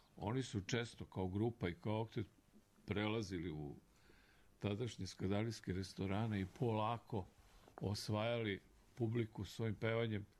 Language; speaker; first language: Serbian; native; Serbian